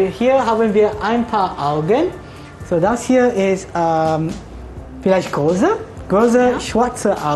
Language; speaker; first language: German; non-native, learner; Malay